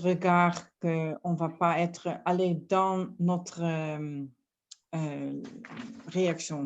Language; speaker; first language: French; non-native, fluent; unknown